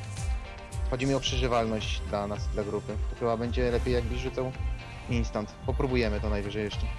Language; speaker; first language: Polish; native; Polish